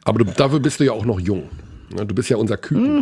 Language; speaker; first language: German; native; German